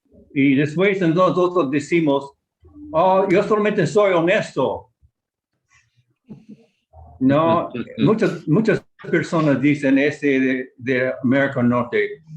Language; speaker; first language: Spanish; non-native, fluent; English